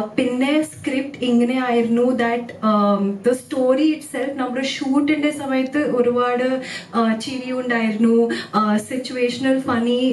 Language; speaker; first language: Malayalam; early bilingual, heritage; Malayalam